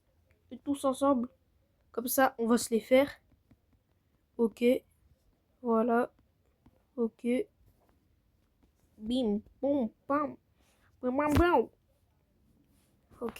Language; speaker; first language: French; native; French